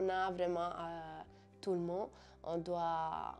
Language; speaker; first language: French; non-native, fluent; Italian